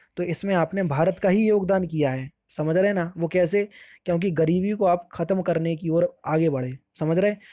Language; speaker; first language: Hindi; native; Hindi